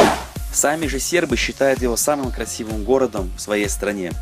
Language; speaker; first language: Russian; native; Russian